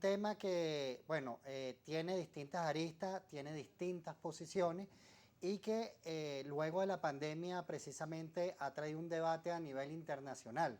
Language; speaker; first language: Spanish; native; Spanish